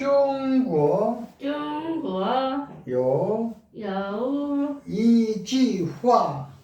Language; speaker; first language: Chinese; non-native, learner; Korean